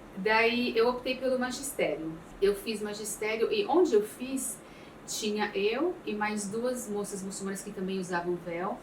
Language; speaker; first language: Portuguese; early bilingual, other home language; Arabic